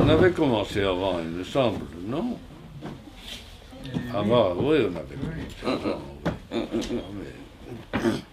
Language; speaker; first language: French; non-native, fluent; Spanish